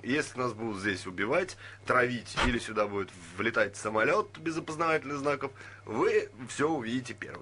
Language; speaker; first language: Russian; native; Russian